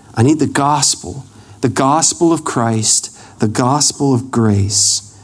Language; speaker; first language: English; native; English